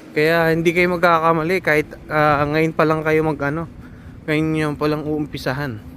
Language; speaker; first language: Filipino; native; Filipino